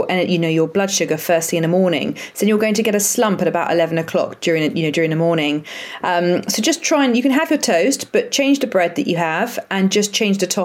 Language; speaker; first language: English; native; English